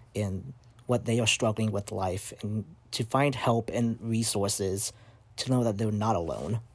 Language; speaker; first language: English; native; English